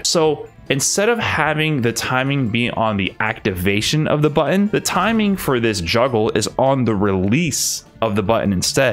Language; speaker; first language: English; native; English